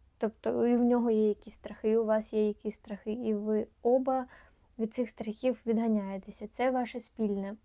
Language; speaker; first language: Ukrainian; non-native, local second language; Russian